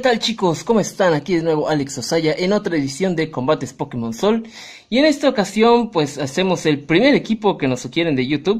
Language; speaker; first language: Spanish; native; Spanish